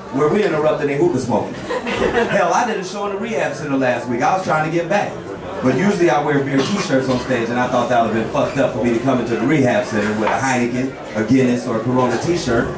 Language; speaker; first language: English; native; English